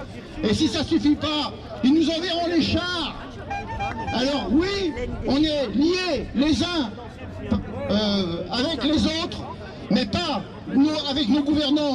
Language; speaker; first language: French; native; French